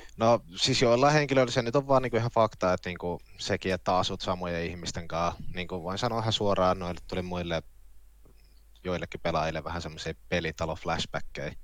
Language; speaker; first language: Finnish; native; Finnish